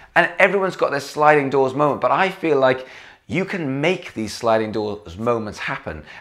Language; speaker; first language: English; native; English